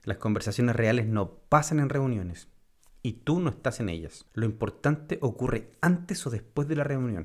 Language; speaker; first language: Spanish; native; Spanish